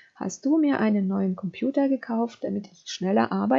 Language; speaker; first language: German; non-native, fluent; French